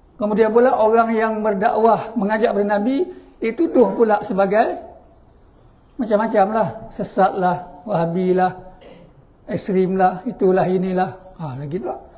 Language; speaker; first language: Malay; native; Malay